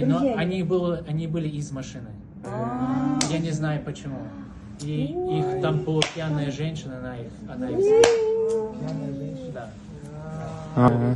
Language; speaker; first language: Russian; non-native, learner; Kyrgyz